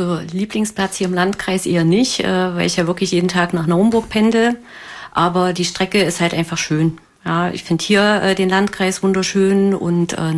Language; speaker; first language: German; native; German